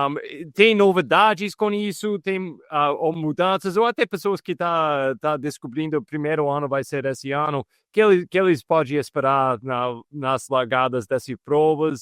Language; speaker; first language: Portuguese; non-native, fluent; English